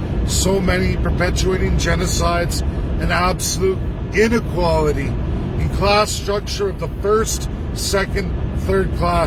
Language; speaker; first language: English; native; English